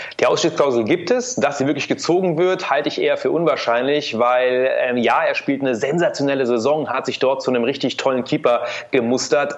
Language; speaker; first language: German; native; German